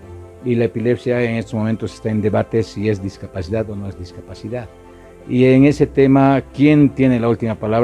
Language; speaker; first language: Spanish; native; Spanish